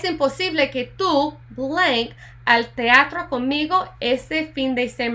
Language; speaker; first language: Spanish; non-native, fluent; English